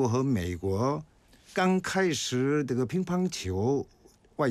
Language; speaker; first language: Chinese; non-native, fluent; Korean